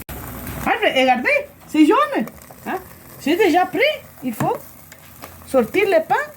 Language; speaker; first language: French; non-native, fluent; Spanish